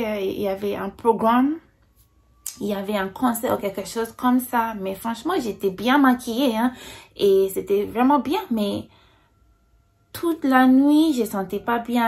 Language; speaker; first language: French; non-native, fluent; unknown